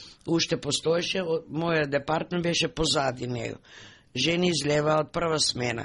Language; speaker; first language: Macedonian; native; Macedonian